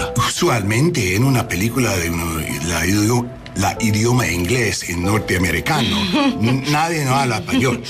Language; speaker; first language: Spanish; non-native, learner; English